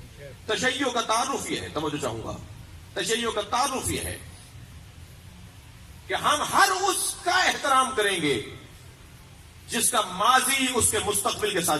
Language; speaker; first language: Urdu; native; Urdu